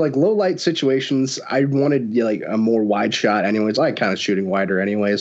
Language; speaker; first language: English; native; English